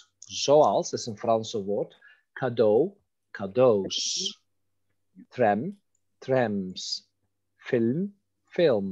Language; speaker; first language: Dutch; non-native, fluent; Turkish